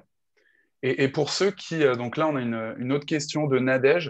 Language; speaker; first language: French; native; French